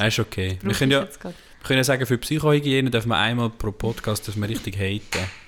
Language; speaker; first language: German; native; German